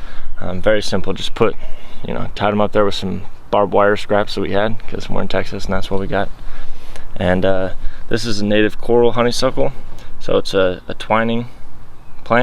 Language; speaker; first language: English; native; English